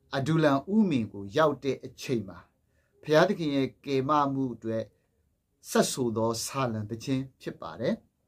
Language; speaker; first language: Burmese; non-native, local second language; S'gaw Karen